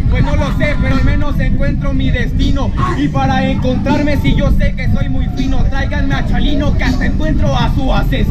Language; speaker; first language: Spanish; native; Spanish